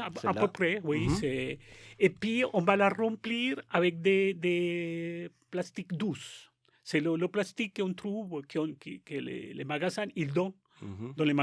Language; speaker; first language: French; non-native, learner; Spanish